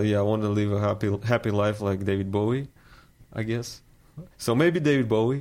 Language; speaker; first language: English; non-native, fluent; Russian